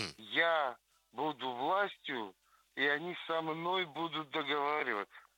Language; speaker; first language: Russian; non-native, local second language; Armenian